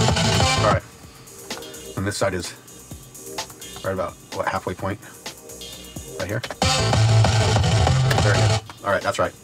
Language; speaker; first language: English; native; English